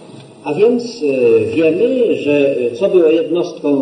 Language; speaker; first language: Polish; native; Polish